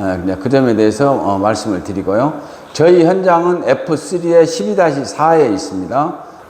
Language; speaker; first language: Korean; native; Korean